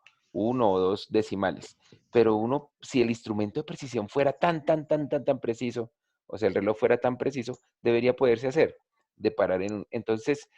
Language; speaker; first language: Spanish; native; Spanish